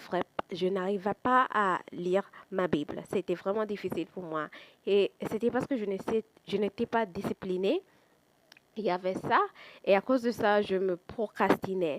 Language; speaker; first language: French; non-native, fluent; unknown